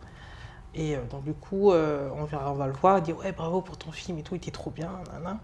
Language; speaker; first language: French; early bilingual, other home language; Lingala